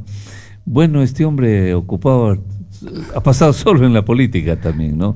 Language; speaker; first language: Spanish; native; Spanish